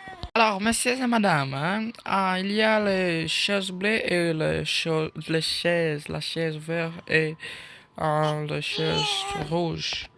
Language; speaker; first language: French; non-native, learner; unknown